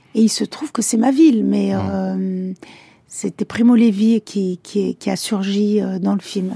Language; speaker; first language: French; early bilingual, other home language; Italian